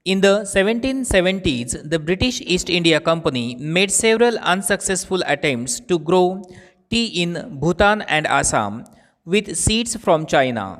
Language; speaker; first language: English; non-native, local second language; Marathi